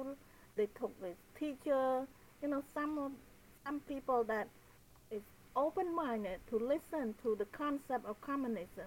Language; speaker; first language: English; non-native, fluent; Khmer